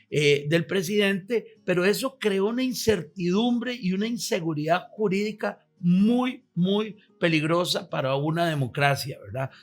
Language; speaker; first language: Spanish; native; Spanish